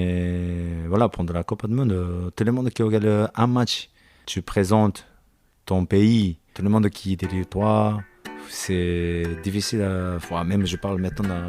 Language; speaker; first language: French; non-native, learner; Japanese